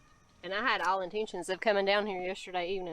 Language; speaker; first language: English; native; English